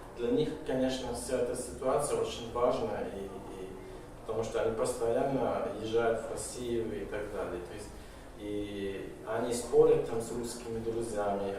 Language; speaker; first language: Russian; non-native, fluent; German